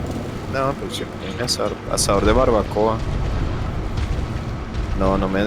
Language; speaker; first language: Spanish; native; Spanish